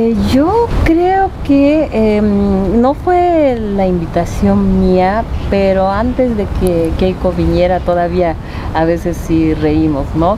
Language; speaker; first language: Spanish; non-native, fluent; Japanese